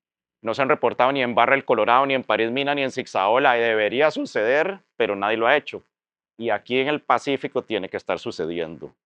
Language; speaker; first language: Spanish; native; Spanish